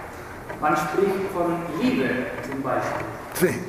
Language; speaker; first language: German; non-native, learner; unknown